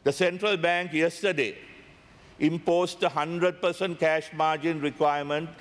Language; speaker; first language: English; non-native, local second language; Sinhala